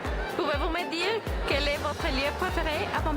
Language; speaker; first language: French; non-native, learner; Spanish